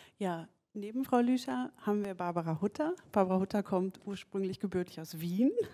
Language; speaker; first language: German; native; German